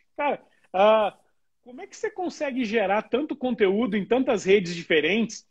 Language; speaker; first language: Portuguese; native; Portuguese